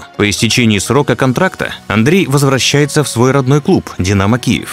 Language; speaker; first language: Russian; native; Russian